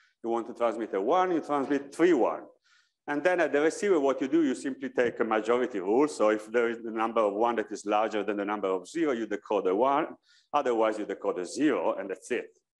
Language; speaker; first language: English; non-native, fluent; Italian